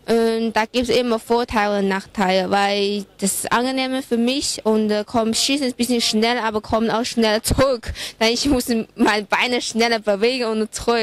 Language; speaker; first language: German; non-native, fluent; Chinese